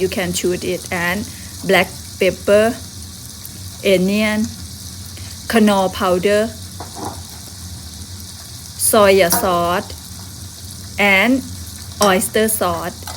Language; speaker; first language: English; non-native, learner; Thai